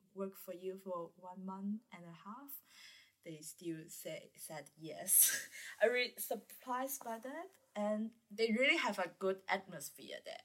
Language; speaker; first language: English; non-native, learner; Chinese